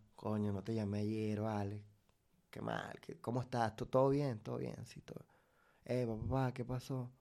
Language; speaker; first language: Spanish; native; Spanish